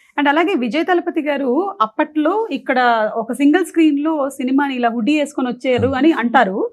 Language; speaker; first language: Telugu; non-native, local second language; Malayalam